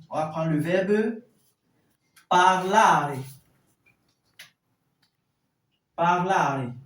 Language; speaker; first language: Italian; non-native, fluent; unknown